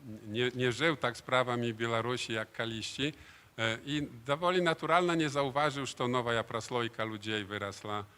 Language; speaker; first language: Polish; non-native, learner; Belarusian